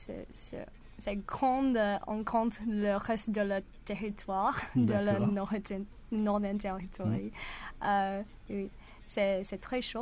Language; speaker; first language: French; non-native, learner; English